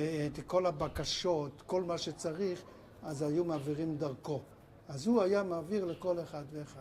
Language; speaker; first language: Hebrew; non-native, local second language; Yiddish